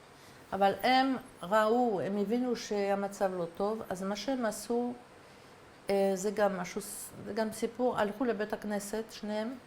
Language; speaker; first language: Hebrew; non-native, fluent; French